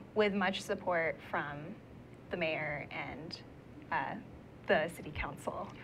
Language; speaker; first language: English; native; English